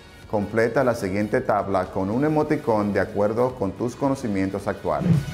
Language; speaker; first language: Spanish; native; Spanish